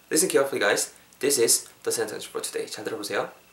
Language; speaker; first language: English; non-native, fluent; Korean